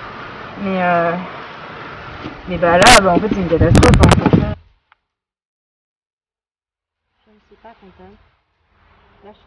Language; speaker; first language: French; native; French